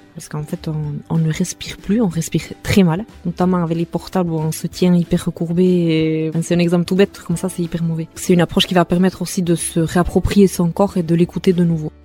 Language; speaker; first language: French; non-native, local second language; Basque